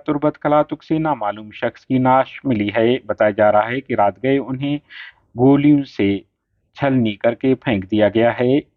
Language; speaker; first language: Urdu; non-native, local second language; Baluchi